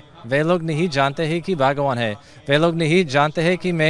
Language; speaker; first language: Hindi; non-native, learner; English